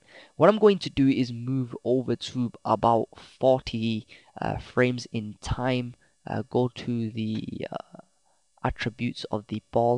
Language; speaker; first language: English; native; English